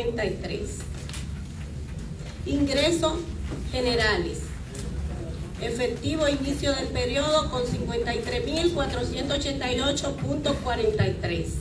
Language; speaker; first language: Spanish; native; Spanish